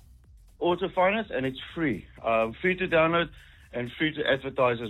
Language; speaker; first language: English; non-native, local second language; Afrikaans